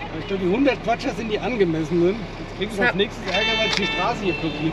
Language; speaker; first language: German; native; German